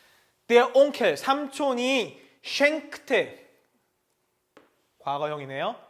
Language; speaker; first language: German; non-native, fluent; Korean